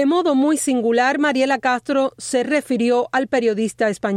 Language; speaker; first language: Spanish; native; Spanish